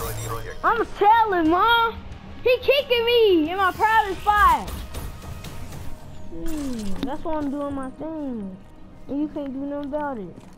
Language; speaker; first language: English; native; English